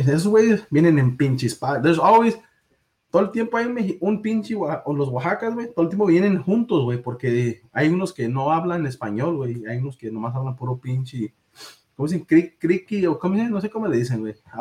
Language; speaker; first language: Spanish; early bilingual, heritage; Spanish